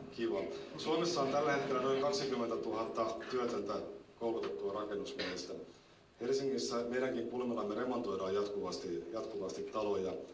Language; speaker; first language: Finnish; native; Finnish